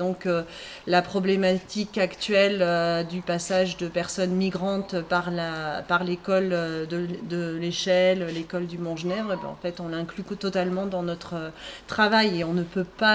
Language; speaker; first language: French; native; French